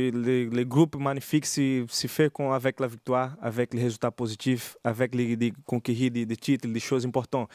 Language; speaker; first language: French; non-native, learner; Portuguese